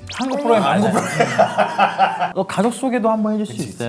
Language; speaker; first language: Korean; native; Korean